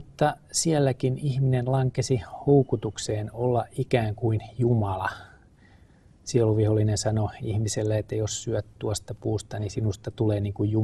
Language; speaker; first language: Finnish; native; Finnish